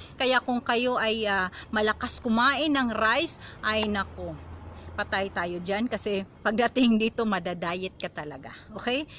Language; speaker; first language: Filipino; non-native, local second language; Cebuano